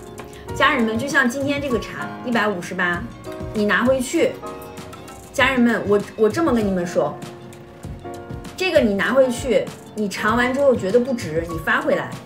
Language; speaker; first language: Chinese; native; Chinese